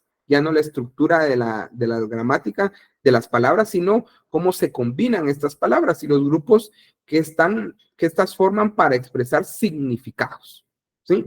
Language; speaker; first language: Spanish; native; Spanish